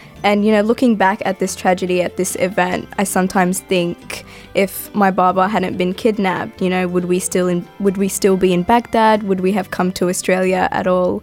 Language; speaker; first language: English; early bilingual, other home language; Arabic